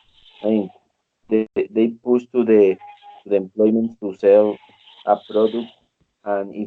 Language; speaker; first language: English; non-native, learner; Spanish